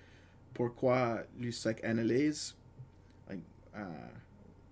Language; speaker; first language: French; non-native, learner; English